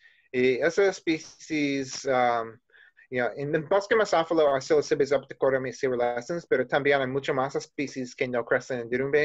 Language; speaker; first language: Spanish; non-native, learner; English